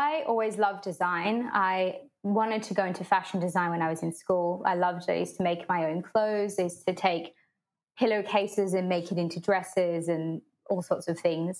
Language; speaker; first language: English; native; English